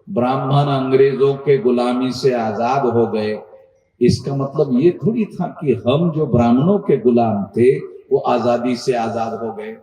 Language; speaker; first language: Hindi; non-native, local second language; Marathi